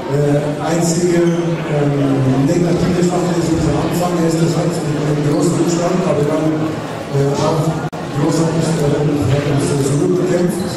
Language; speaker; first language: German; non-native, learner; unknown